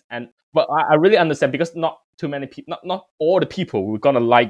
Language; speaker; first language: English; non-native, local second language; Cantonese